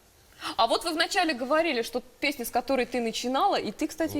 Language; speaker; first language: Russian; native; Russian